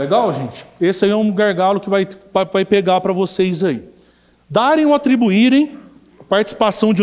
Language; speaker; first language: Portuguese; native; Portuguese